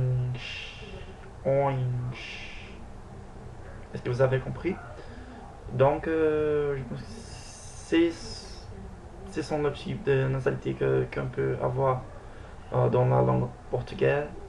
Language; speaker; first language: French; non-native, fluent; Portuguese